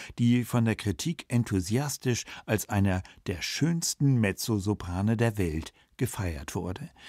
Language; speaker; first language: German; native; German